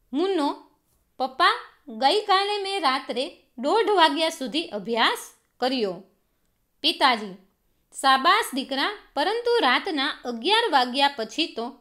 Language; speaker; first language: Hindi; non-native, local second language; Gujarati